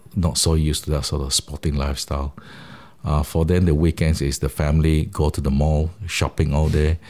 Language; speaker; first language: English; non-native, local second language; Min Nan Chinese